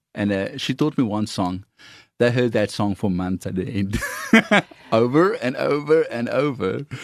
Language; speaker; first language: English; non-native, local second language; Afrikaans